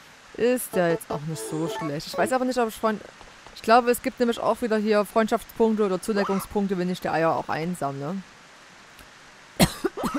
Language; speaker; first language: German; native; German